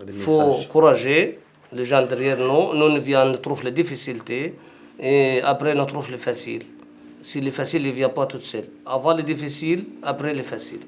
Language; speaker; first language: French; non-native, learner; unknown